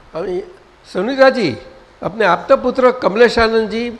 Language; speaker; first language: Hindi; non-native, local second language; Gujarati